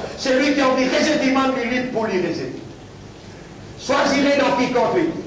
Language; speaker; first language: French; non-native, local second language; Morisyen